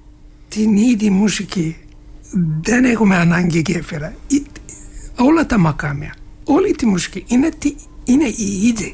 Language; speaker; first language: Greek; non-native, fluent; Turkish